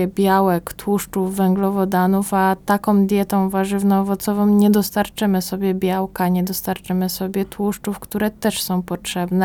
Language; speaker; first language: Polish; native; Polish